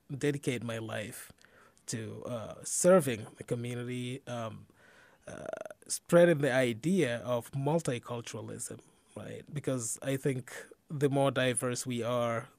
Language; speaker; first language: English; non-native, fluent; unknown